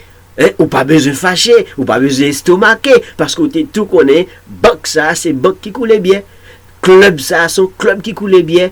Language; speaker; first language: French; non-native, local second language; Haitian Creole